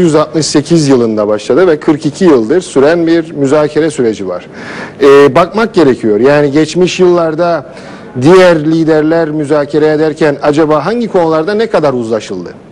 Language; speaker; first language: Turkish; native; Turkish